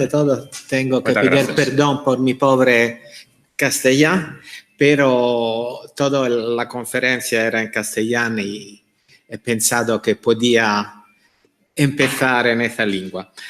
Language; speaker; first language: Spanish; non-native, fluent; Italian